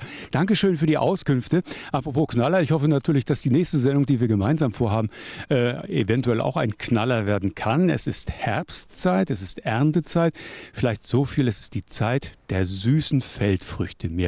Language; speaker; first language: German; native; German